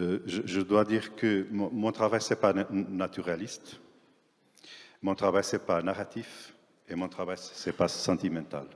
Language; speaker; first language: French; non-native, fluent; Portuguese